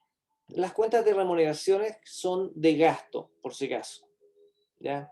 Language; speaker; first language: Spanish; native; Spanish